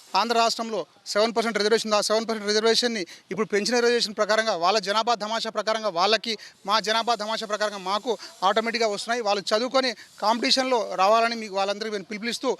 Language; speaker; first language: Telugu; non-native, local second language; Lambadi